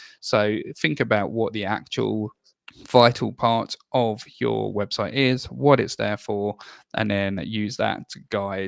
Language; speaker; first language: English; native; English